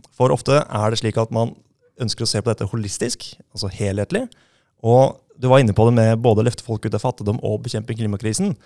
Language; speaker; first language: Norwegian; native; Norwegian